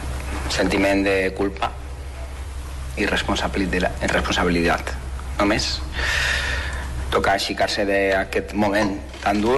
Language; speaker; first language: Catalan; non-native, fluent; Spanish